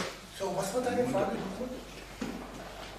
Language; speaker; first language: German; non-native, learner; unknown